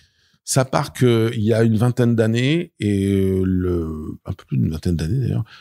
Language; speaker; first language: French; native; French